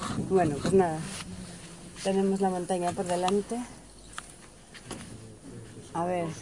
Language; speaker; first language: Spanish; native; Spanish